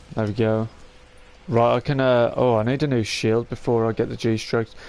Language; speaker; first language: English; native; English